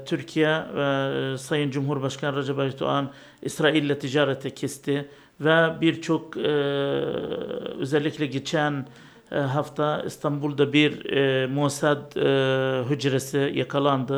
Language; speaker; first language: Turkish; non-native, learner; Arabic